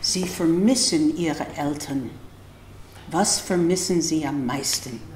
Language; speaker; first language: German; non-native, fluent; English